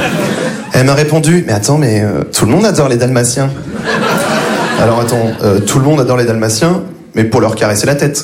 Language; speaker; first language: French; native; French